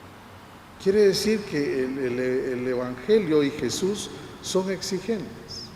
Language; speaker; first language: Spanish; native; Spanish